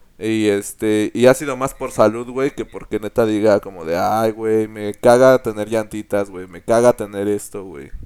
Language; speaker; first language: Spanish; native; Spanish